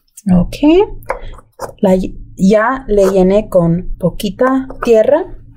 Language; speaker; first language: Spanish; early bilingual, heritage; Spanish